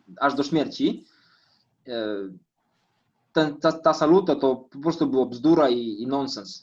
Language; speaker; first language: Polish; non-native, fluent; Russian